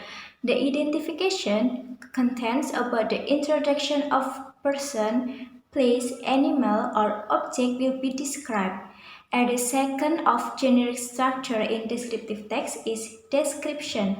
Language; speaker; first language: English; non-native, learner; Indonesian